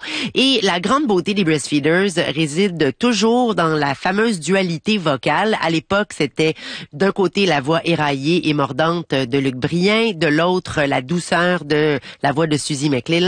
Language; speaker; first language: French; native; French